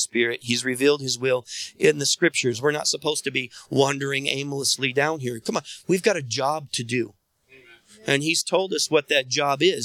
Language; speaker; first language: English; native; English